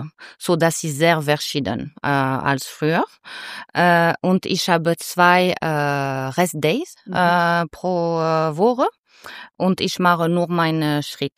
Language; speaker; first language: German; non-native, learner; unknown